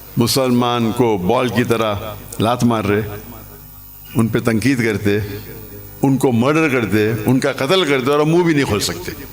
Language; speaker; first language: Urdu; non-native, local second language; English